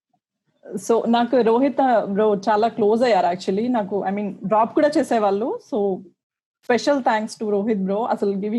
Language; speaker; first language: Telugu; early bilingual, heritage; Telugu